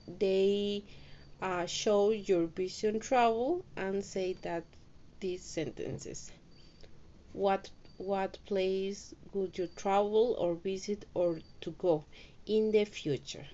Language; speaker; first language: English; non-native, learner; Spanish